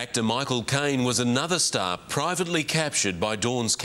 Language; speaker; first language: English; native; English